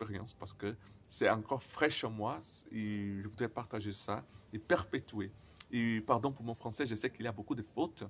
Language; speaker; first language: French; non-native, fluent; Portuguese